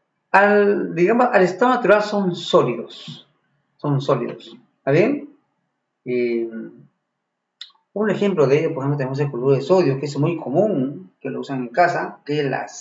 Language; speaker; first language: Spanish; native; Spanish